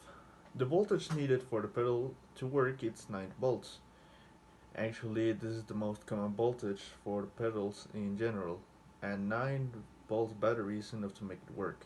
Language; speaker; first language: English; non-native, fluent; Spanish